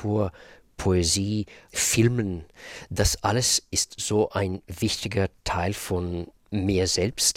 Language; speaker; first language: German; non-native, fluent; Russian